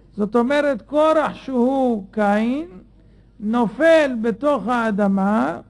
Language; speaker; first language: Hebrew; native; Hebrew